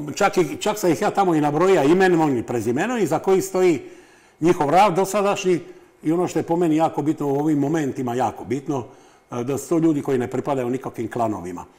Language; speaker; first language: Croatian; native; Croatian